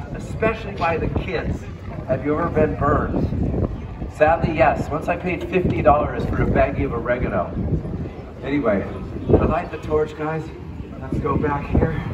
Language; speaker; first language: English; native; English